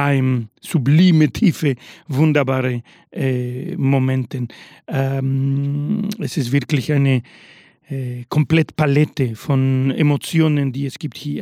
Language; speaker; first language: German; non-native, learner; Spanish